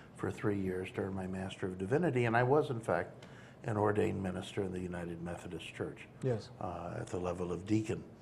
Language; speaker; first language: English; native; English